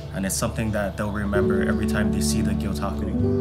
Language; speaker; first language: English; native; English